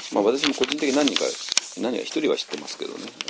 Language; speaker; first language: Japanese; native; Japanese